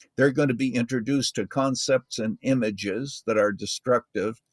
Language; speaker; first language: English; native; English